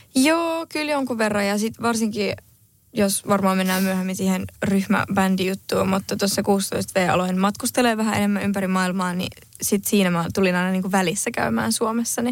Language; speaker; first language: Finnish; early bilingual, other home language; Spanish